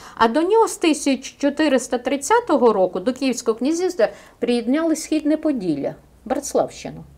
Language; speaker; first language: Ukrainian; native; Ukrainian